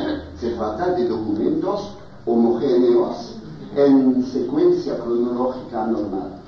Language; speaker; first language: Spanish; non-native, fluent; French